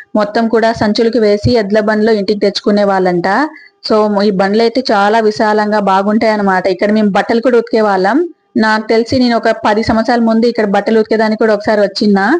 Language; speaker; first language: Telugu; native; Telugu